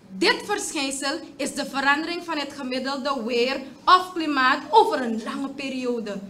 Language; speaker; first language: Dutch; native; Dutch